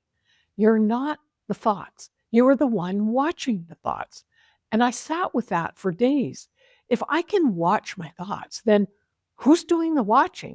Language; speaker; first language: English; native; English